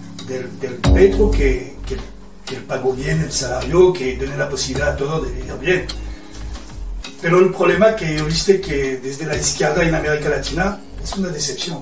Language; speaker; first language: Spanish; non-native, fluent; French